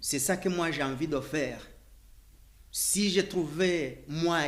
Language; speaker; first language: French; non-native, learner; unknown